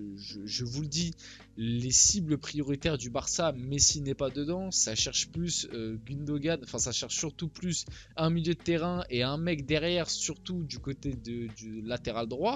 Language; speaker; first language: French; early bilingual, other home language; Portuguese